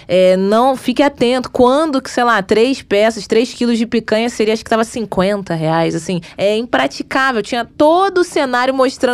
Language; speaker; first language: Portuguese; native; Portuguese